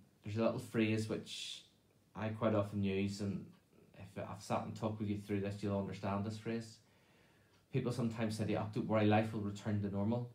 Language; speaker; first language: English; native; English